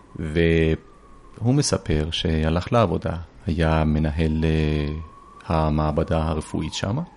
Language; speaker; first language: Hebrew; early bilingual, other home language; Persian